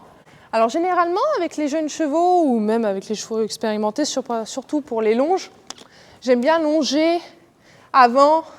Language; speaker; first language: French; native; French